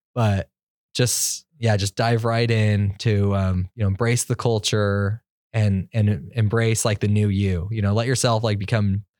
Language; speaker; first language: English; native; English